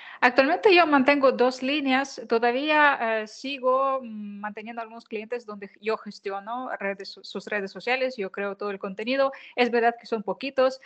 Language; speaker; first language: Spanish; non-native, fluent; Ukrainian